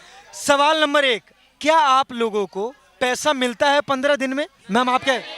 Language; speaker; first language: Hindi; native; Hindi